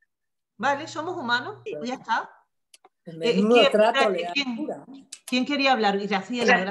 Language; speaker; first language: Spanish; native; Spanish